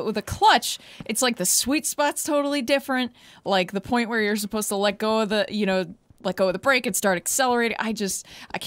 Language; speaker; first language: English; native; English